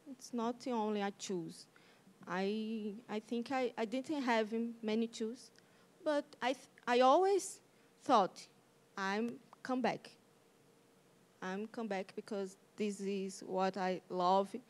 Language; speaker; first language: English; non-native, learner; Portuguese